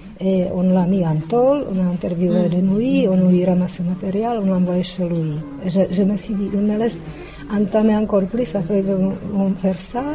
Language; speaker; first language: French; non-native, fluent; Czech